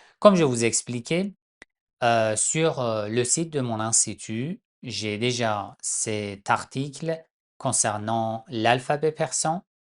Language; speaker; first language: French; non-native, fluent; Persian